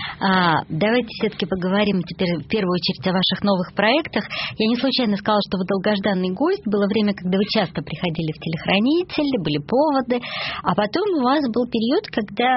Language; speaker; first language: Russian; native; Russian